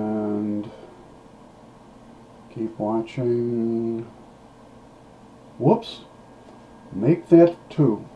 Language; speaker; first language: English; native; English